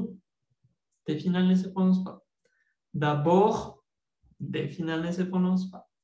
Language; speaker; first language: French; non-native, fluent; Spanish